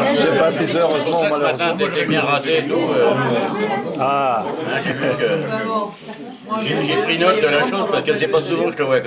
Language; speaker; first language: French; native; French